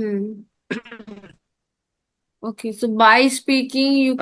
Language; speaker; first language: English; non-native, learner; Hindi